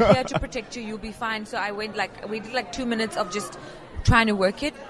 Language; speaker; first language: English; non-native, local second language; Venda